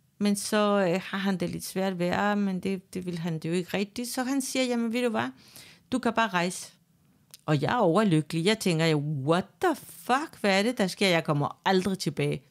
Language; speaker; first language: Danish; non-native, fluent; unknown